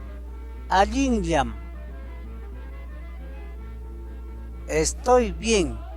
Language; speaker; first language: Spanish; non-native, local second language; Quechua